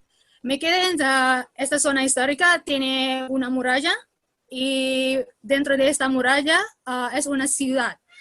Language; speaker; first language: Spanish; non-native, learner; Indonesian